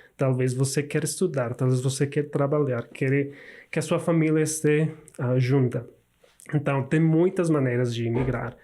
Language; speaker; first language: Portuguese; non-native, learner; Spanish